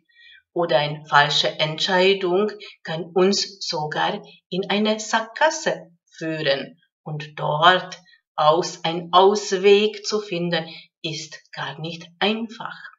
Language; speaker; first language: German; non-native, fluent; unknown